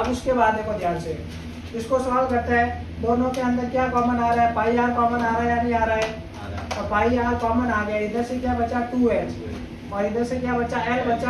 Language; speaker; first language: Hindi; native; Hindi